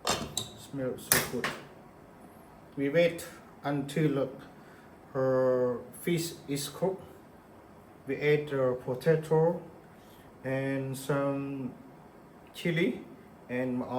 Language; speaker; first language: English; non-native, learner; Khmer